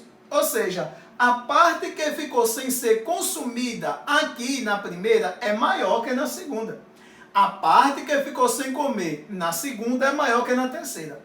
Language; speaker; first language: Portuguese; native; Portuguese